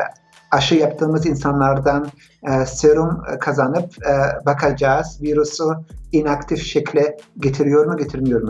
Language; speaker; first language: Turkish; early bilingual, heritage; Turkish